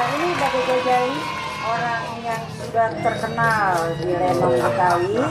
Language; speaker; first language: Indonesian; native; Indonesian